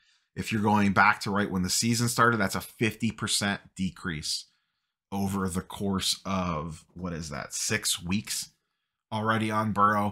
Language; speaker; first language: English; native; English